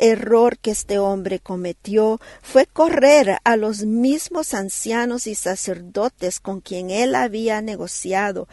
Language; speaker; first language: Spanish; native; Spanish